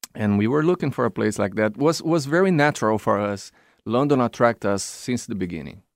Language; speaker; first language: English; non-native, fluent; Portuguese